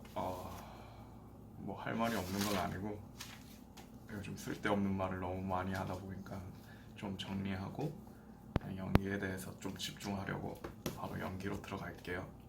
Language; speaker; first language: Korean; native; Korean